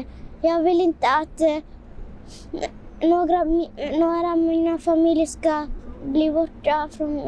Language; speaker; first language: Swedish; non-native, learner; Tigrinya